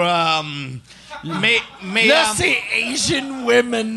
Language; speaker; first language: French; non-native, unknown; English